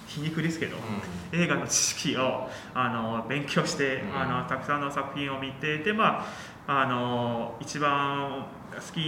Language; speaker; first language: Japanese; non-native, fluent; Chinese